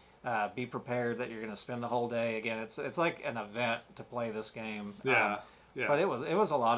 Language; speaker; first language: English; native; English